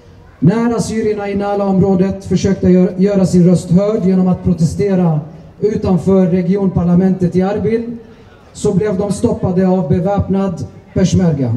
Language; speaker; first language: Swedish; early bilingual, other home language; Assyrian Neo-Aramaic